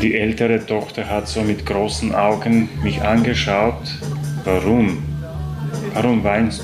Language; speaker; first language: German; non-native, fluent; Polish